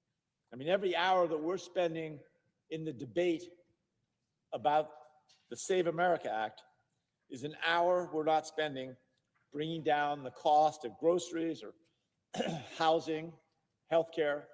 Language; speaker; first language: English; native; English